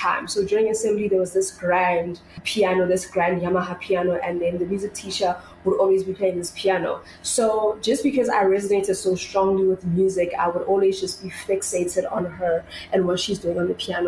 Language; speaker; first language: English; non-native, local second language; Tswana